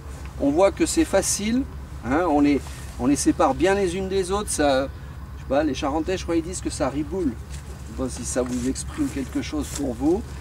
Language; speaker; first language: French; native; French